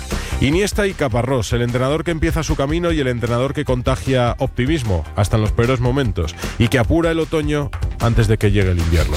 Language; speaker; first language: Spanish; native; Spanish